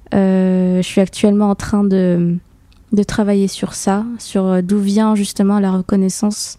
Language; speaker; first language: French; native; French